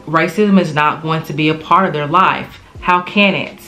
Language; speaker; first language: English; native; English